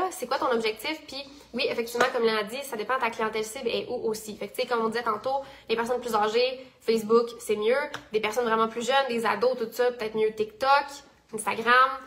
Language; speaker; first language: French; native; French